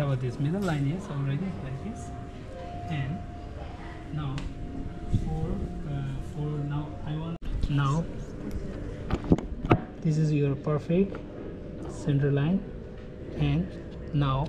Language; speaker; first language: English; non-native, learner; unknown